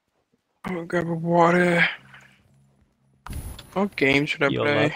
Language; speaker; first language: English; native; English